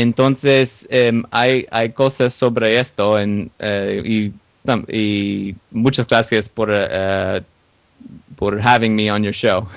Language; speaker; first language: Spanish; non-native, learner; English